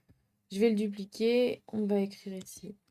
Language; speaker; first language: French; native; French